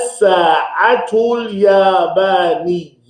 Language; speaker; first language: Arabic; non-native, fluent; English